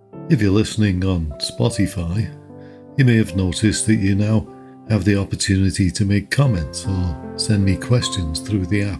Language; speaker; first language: English; native; English